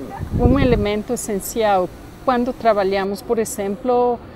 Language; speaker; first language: Portuguese; non-native, fluent; Spanish